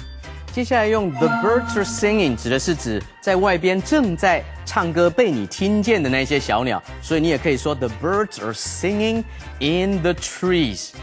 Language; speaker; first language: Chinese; native; Chinese